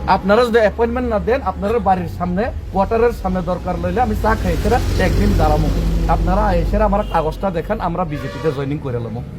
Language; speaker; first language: Bangla; non-native, local second language; Kok Borok